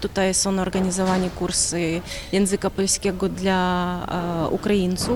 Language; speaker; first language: Polish; non-native, fluent; Ukrainian